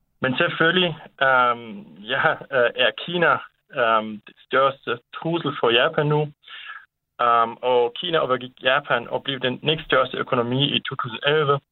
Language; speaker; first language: Danish; non-native, fluent; Japanese